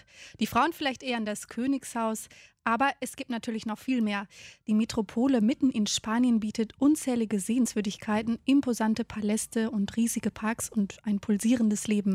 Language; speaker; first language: German; native; German